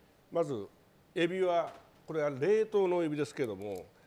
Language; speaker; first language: Japanese; native; Japanese